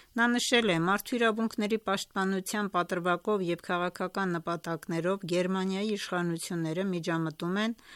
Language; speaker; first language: Armenian; native; Armenian